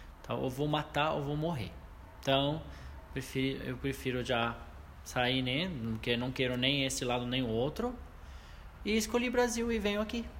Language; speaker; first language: Portuguese; non-native, fluent; Arabic